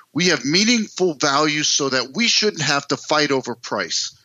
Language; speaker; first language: English; native; English